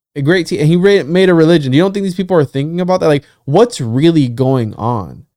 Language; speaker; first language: English; non-native, fluent; Spanish